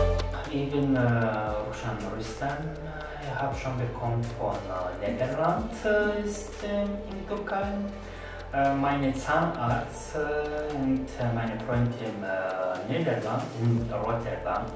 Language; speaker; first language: German; non-native, learner; Turkish